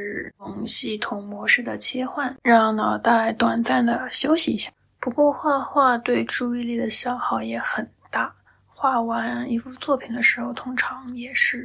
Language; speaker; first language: Chinese; native; Chinese